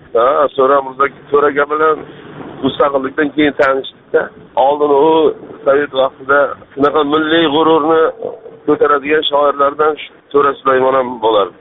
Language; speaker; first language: Uzbek; native; Uzbek